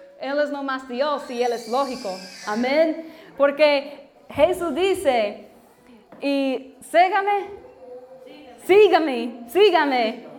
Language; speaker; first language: Spanish; non-native, learner; English